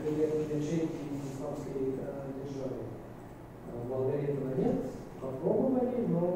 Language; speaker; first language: Russian; non-native, fluent; Bulgarian